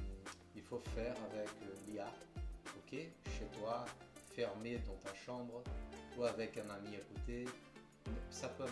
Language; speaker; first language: French; non-native, fluent; Portuguese